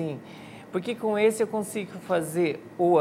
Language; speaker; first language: Spanish; non-native, learner; Portuguese